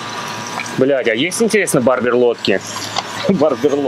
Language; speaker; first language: Russian; native; Russian